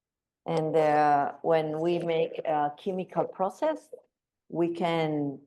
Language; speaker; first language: English; non-native, learner; Spanish